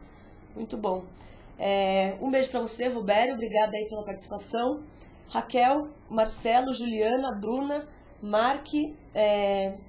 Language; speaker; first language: Portuguese; native; Portuguese